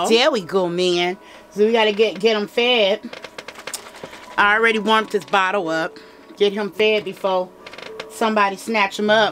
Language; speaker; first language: English; native; English